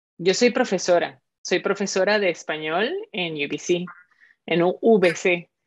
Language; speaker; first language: Spanish; native; Spanish